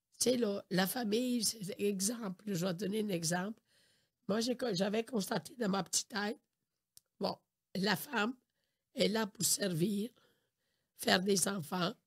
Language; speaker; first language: French; non-native, fluent; Italian